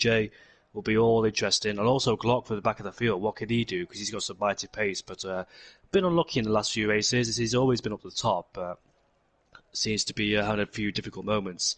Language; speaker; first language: English; native; English